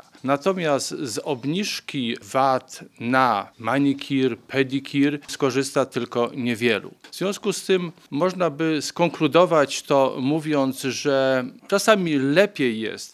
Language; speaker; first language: Polish; native; Polish